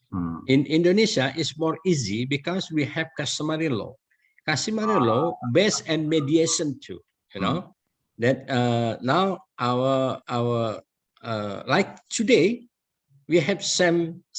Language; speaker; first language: English; non-native, learner; Indonesian